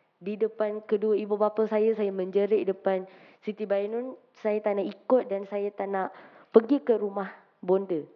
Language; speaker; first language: Malay; non-native, local second language; Tamil